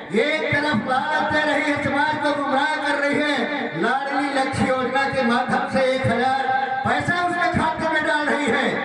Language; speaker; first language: Hindi; native; Hindi